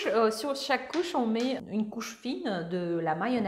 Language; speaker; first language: French; non-native, fluent; Ukrainian